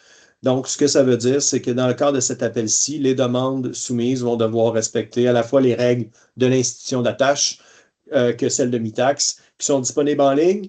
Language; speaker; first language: French; native; French